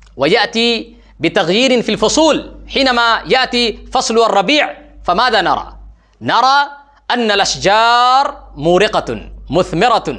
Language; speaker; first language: Arabic; non-native, fluent; Urdu